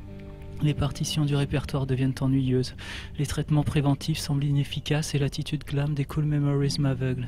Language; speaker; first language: French; native; French